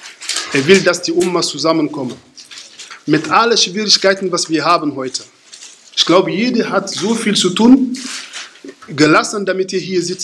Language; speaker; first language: German; non-native, fluent; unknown